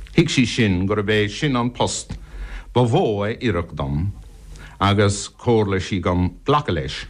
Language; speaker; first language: Irish; non-native, local second language; English